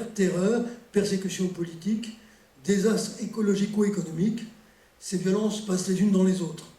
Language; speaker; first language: French; native; French